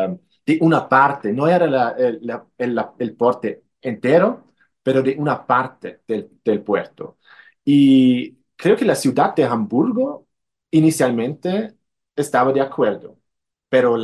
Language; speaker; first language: Spanish; non-native, fluent; German